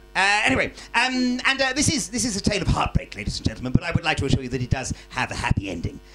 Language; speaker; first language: English; native; English